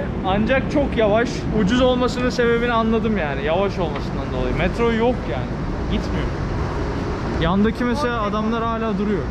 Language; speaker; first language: Turkish; native; Turkish